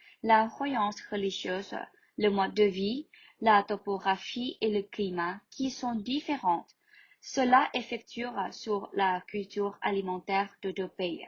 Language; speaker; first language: French; non-native, learner; Thai